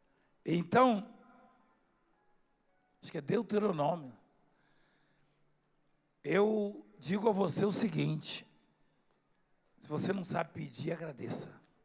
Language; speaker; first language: Portuguese; native; Portuguese